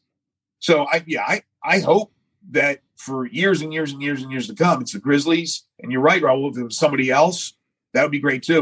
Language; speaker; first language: English; native; English